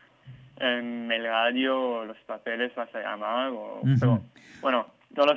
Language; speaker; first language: Spanish; non-native, learner; Hebrew